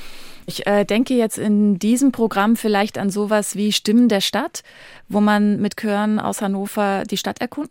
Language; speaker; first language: German; native; German